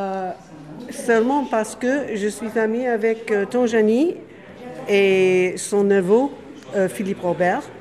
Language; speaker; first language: French; non-native, fluent; English